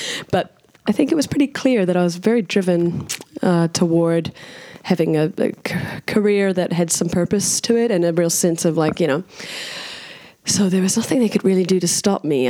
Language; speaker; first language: English; native; English